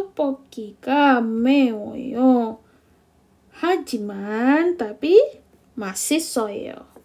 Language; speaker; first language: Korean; non-native, fluent; Indonesian